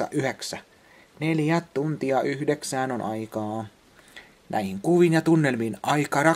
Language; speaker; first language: Finnish; native; Finnish